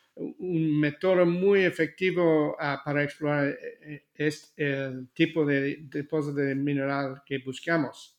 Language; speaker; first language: Spanish; non-native, learner; English